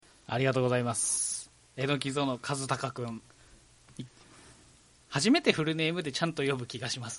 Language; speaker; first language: Japanese; native; Japanese